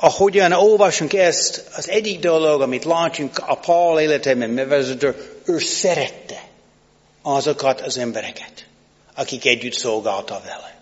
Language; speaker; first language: Hungarian; non-native, fluent; English